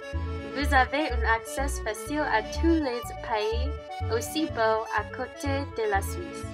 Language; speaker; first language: French; non-native, learner; English